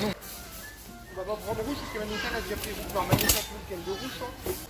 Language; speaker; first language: French; native; French